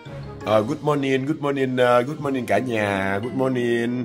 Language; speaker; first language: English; non-native, learner; Vietnamese